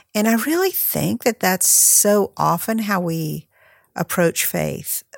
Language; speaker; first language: English; native; English